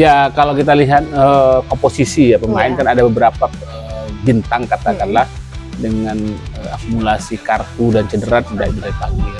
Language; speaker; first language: Indonesian; native; Indonesian